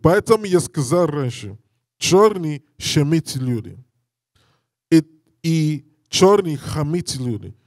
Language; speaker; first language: Russian; non-native, learner; English